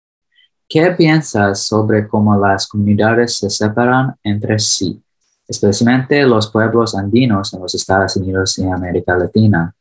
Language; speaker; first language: Spanish; early bilingual, heritage; English